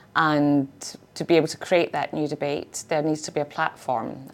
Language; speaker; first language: English; native; English